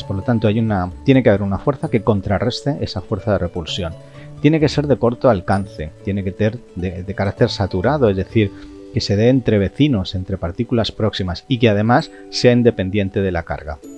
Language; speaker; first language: Spanish; native; Spanish